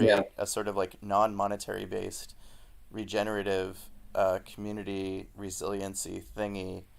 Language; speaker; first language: English; native; English